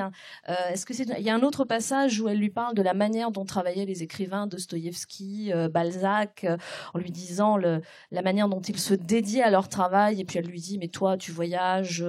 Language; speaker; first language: French; native; French